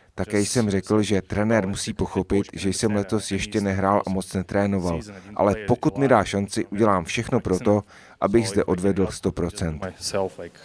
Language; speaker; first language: Czech; non-native, fluent; Russian